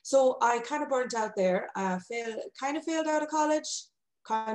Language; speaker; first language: English; native; English